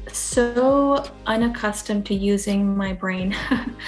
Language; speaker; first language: English; early bilingual, other home language; Pennsylvania German